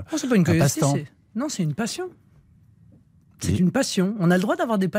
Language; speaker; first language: French; native; French